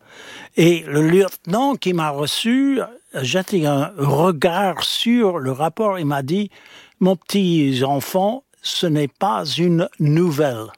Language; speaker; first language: French; non-native, fluent; English